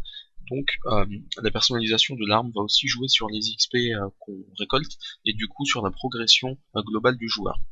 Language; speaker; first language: French; native; French